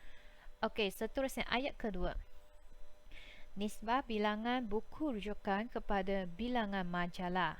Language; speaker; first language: Malay; native; Malay